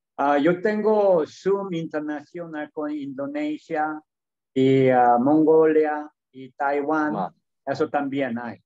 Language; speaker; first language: Spanish; non-native, learner; Korean